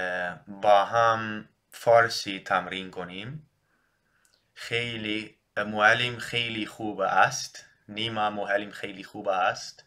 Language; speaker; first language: Persian; non-native, learner; Dutch